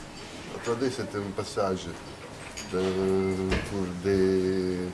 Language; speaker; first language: French; non-native, fluent; Italian